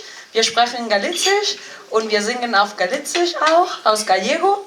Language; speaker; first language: German; non-native, fluent; Galician